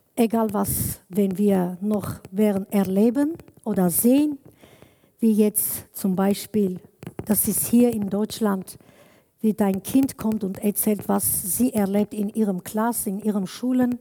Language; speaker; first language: German; non-native, learner; Kurdish